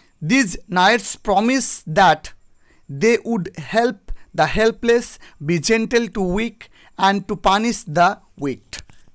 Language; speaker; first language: English; non-native, local second language; Bangla